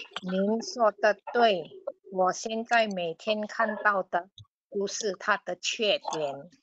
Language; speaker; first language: Chinese; non-native, learner; Indonesian